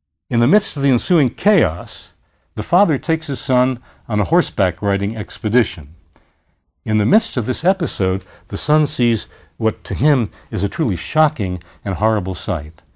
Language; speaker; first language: English; native; English